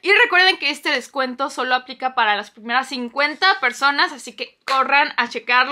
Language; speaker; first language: Spanish; non-native, fluent; Korean